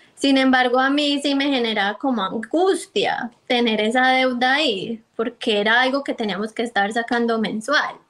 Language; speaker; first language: Spanish; native; Spanish